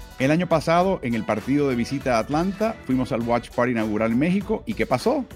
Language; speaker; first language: Spanish; native; Spanish